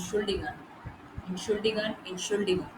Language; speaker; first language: German; non-native, learner; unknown